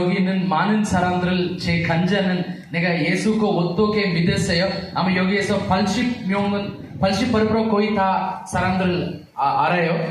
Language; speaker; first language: Korean; non-native, learner; Telugu